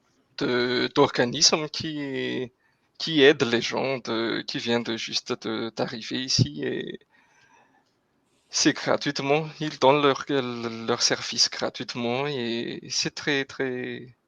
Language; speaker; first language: French; non-native, local second language; Malagasy